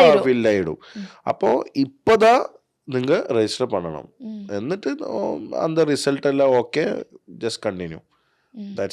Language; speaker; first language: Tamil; non-native, learner; Malayalam